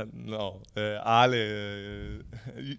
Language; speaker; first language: English; non-native, learner; Italian